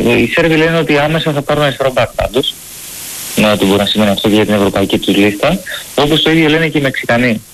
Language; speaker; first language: Greek; native; Greek